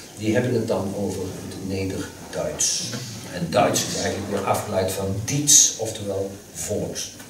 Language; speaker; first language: Dutch; native; Dutch